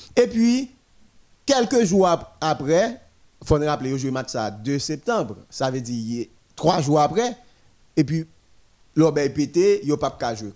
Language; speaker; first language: French; non-native, local second language; Haitian Creole